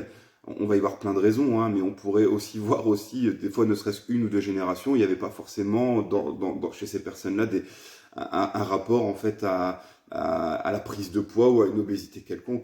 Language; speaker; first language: French; native; French